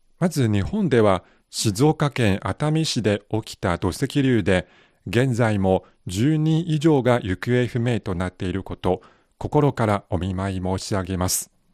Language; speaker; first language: Japanese; non-native, fluent; Chinese